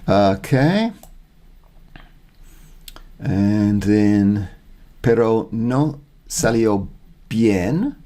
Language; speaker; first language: Spanish; non-native, learner; English